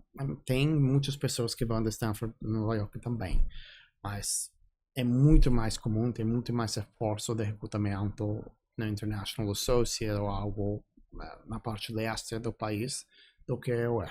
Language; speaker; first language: Portuguese; non-native, fluent; English